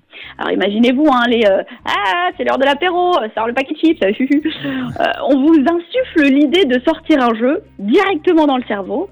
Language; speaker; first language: French; native; French